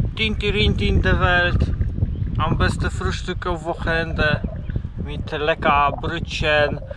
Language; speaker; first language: German; non-native, learner; Polish